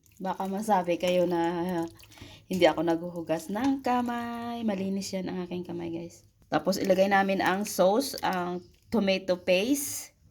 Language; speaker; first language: Filipino; non-native, local second language; Hiligaynon